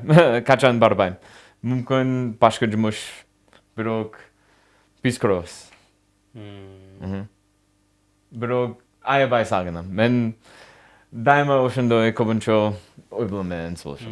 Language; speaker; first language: Kyrgyz; non-native, learner; English